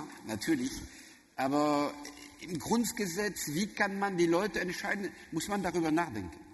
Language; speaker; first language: German; non-native, learner; French